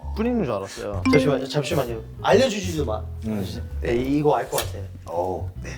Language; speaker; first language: Korean; non-native, fluent; English